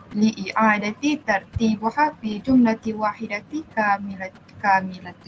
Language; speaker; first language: Arabic; non-native, learner; Malay